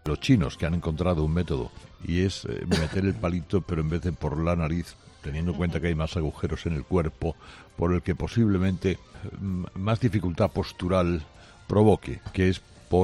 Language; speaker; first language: Spanish; native; Spanish